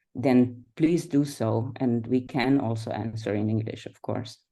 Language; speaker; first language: English; non-native, fluent; Slovenian